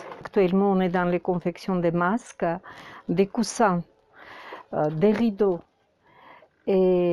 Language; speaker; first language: French; non-native, fluent; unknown